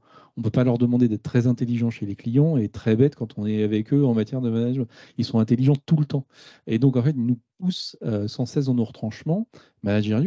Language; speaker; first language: French; native; French